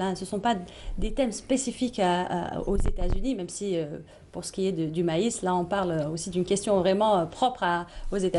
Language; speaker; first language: French; native; French